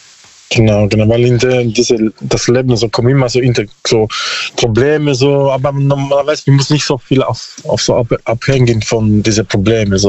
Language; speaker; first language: German; non-native, learner; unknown